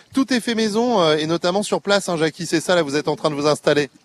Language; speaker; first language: French; native; French